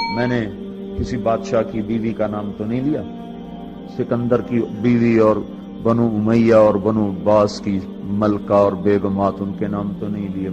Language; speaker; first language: Urdu; non-native, local second language; Punjabi